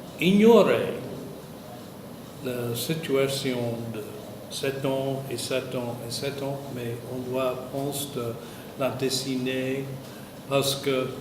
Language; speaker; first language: French; non-native, fluent; English